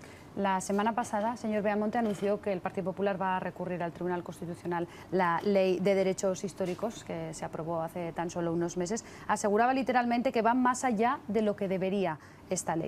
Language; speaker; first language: Spanish; native; Spanish